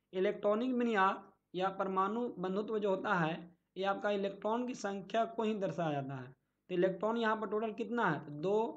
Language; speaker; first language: Hindi; native; Hindi